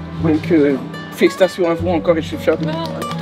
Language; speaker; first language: French; native; French